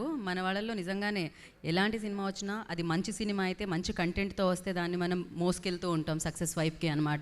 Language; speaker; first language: Telugu; native; Telugu